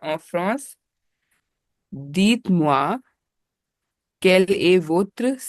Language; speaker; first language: French; non-native, learner; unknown